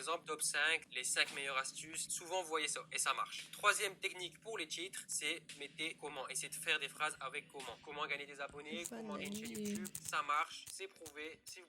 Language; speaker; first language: French; native; French